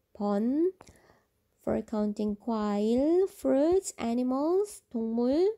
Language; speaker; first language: English; non-native, local second language; Filipino